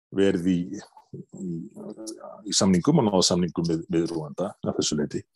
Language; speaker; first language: Icelandic; native; Icelandic